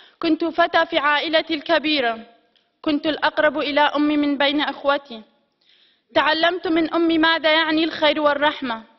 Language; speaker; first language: Arabic; non-native, local second language; Kurdish